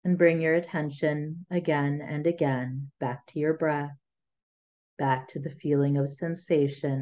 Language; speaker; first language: English; early bilingual, other home language; Tamil